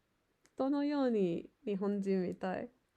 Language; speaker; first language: Japanese; non-native, learner; English